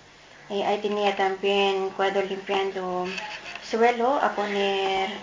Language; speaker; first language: Spanish; non-native, learner; Filipino